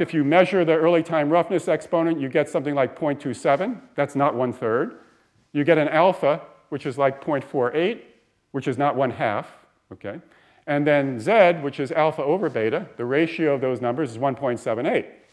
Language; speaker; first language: English; native; English